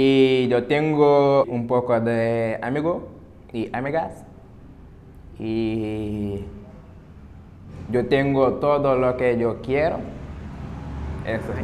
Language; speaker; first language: Spanish; non-native, learner; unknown